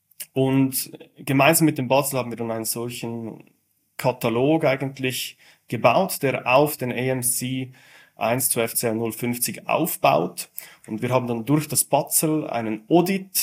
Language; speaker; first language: German; native; German